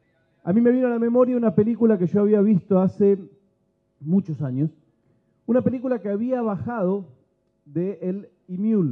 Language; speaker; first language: Spanish; native; Spanish